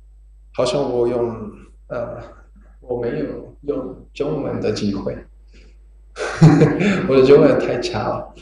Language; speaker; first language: Chinese; non-native, learner; Japanese